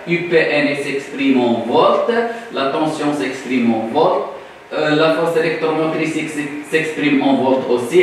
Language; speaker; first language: French; non-native, local second language; Arabic